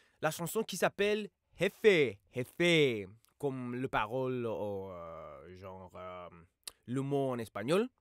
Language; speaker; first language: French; non-native, fluent; English